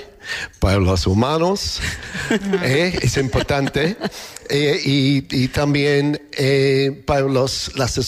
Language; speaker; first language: Spanish; non-native, learner; English